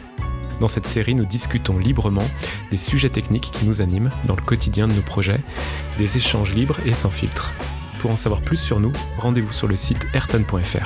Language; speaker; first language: French; native; French